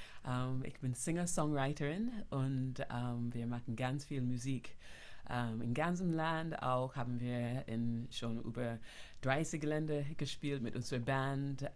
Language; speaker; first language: German; non-native, fluent; English